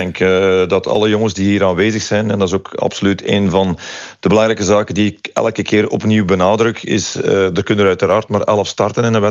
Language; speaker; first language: Dutch; native; Dutch